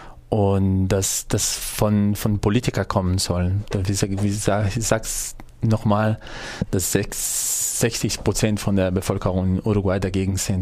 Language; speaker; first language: German; non-native, fluent; Portuguese